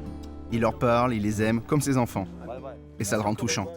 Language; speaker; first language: French; native; French